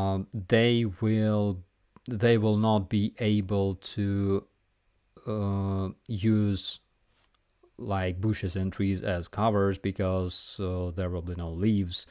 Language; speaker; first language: English; non-native, fluent; Ukrainian